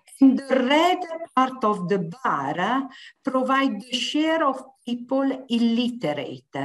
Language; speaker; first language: English; non-native, fluent; Italian